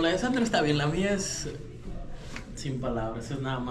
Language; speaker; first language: Spanish; native; Spanish